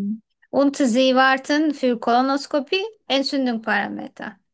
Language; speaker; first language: German; non-native, learner; Turkish